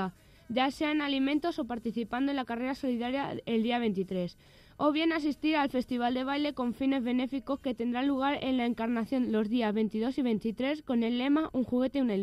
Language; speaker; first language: Spanish; native; Spanish